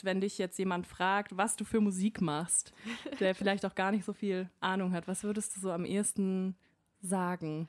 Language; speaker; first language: German; native; German